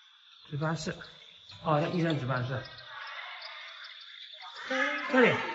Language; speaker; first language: Chinese; native; Chinese